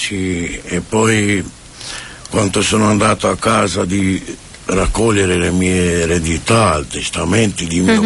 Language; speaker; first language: Italian; non-native, fluent; Romany